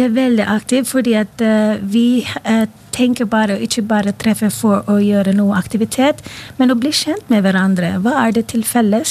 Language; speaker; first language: Norwegian; non-native, fluent; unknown